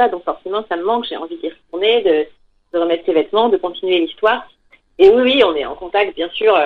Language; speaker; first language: French; native; French